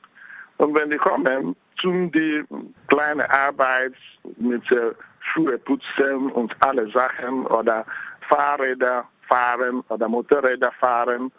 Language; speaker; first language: German; non-native, fluent; Igbo